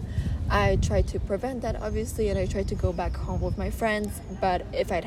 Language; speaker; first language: English; non-native, fluent; Polish